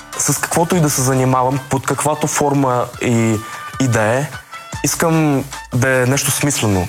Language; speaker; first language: Bulgarian; early bilingual, other home language; Russian